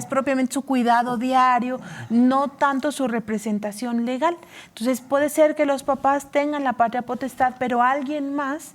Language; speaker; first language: Spanish; native; Spanish